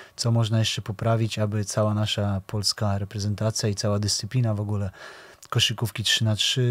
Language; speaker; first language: Polish; native; Polish